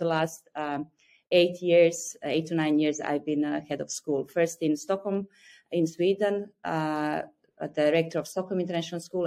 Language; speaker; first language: English; non-native, fluent; Croatian